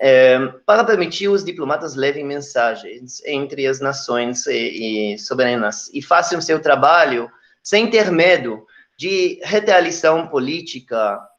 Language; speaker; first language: Portuguese; non-native, fluent; Hebrew